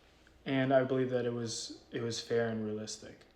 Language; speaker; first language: English; native; English